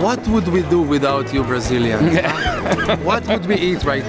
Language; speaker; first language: English; non-native, fluent; Hebrew